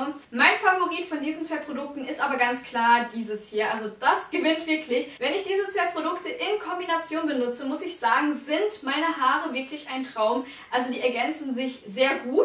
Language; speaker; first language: German; native; German